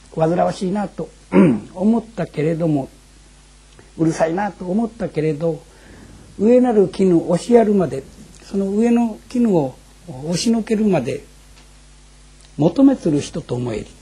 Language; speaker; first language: Japanese; native; Japanese